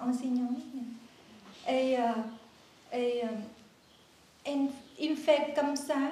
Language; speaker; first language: French; non-native, learner; Vietnamese